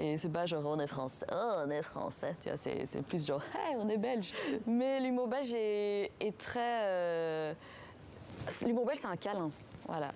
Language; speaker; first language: French; early bilingual, other home language; Persian